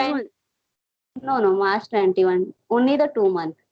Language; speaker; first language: English; non-native, learner; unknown